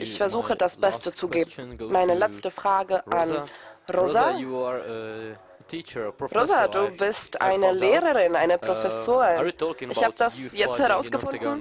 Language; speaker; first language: German; non-native, fluent; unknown